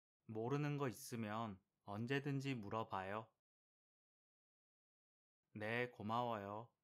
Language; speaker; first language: Korean; non-native, fluent; Vietnamese